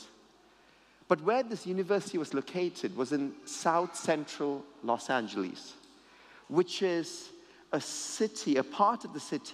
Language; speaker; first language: English; native; English